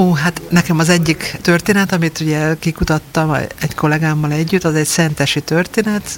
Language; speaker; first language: Hungarian; native; Hungarian